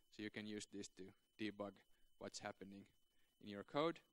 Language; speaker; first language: English; non-native, fluent; Finnish